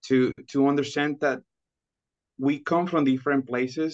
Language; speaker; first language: English; non-native, fluent; Spanish